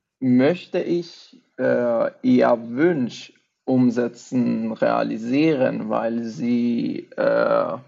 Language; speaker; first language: German; non-native, fluent; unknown